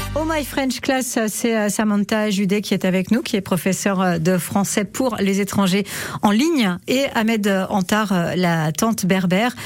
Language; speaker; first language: French; native; French